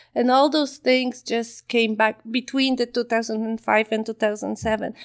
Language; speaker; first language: English; non-native, fluent; Polish